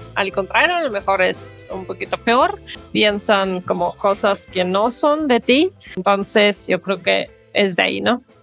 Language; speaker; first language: Spanish; non-native, fluent; Russian